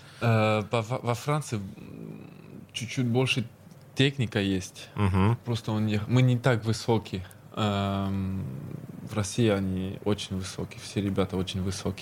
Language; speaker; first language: Russian; early bilingual, heritage; Russian